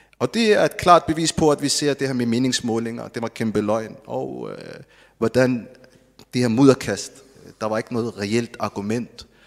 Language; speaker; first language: Danish; non-native, fluent; Arabic